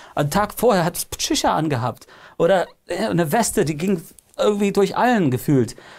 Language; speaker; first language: German; early bilingual, other home language; English